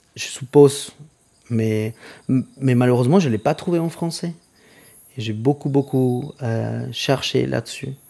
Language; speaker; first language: French; non-native, fluent; Spanish